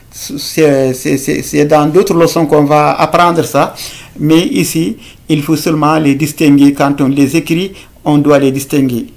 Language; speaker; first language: French; non-native, local second language; Fula